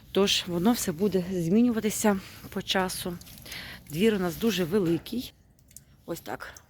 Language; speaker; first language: Ukrainian; native; Ukrainian